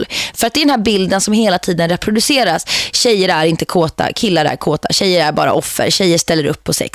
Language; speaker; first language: Swedish; native; Swedish